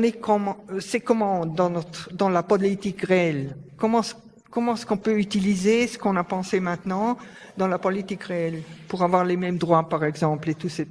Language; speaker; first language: French; non-native, fluent; German